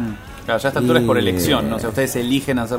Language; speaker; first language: Spanish; native; Spanish